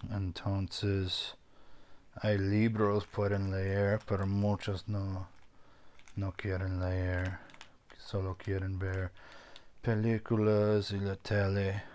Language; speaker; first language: Spanish; non-native, fluent; English